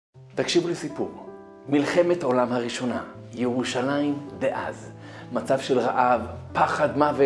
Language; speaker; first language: Hebrew; native; Hebrew